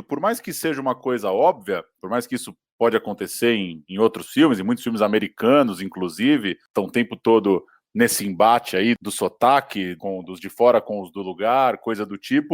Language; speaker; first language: Portuguese; native; Portuguese